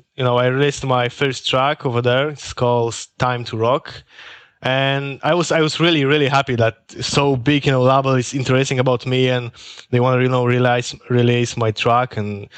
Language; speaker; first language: English; non-native, learner; Polish